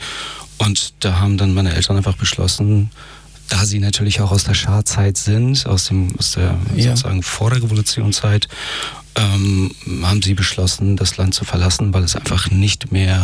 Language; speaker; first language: German; early bilingual, other home language; Persian